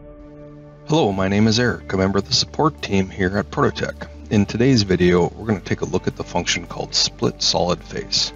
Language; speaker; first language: English; native; English